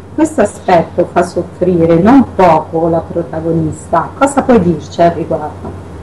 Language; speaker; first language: Italian; native; Italian